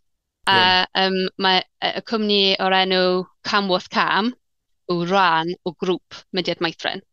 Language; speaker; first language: Welsh; non-native, learner; English